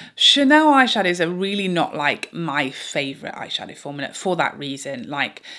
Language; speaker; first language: English; native; English